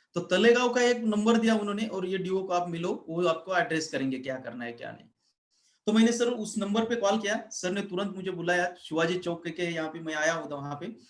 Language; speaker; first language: Hindi; non-native, local second language; Marathi